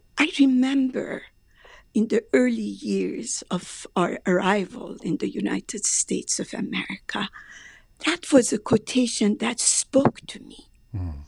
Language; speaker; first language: English; non-native, fluent; Persian